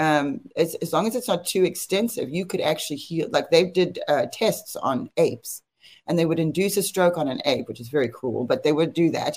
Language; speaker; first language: English; native; English